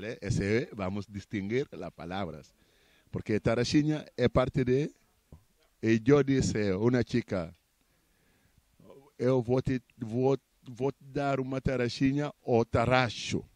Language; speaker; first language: Spanish; non-native, learner; Portuguese